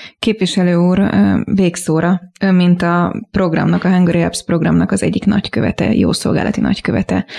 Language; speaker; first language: Hungarian; native; Hungarian